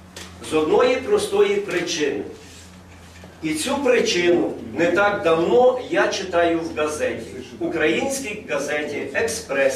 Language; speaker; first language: Ukrainian; native; Ukrainian